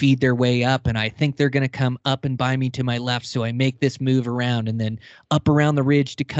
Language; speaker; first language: English; native; English